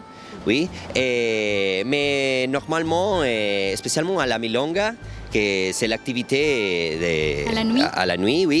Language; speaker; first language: French; non-native, learner; Spanish